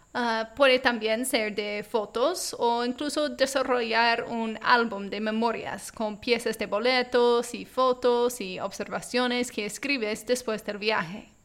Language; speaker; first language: Spanish; non-native, fluent; English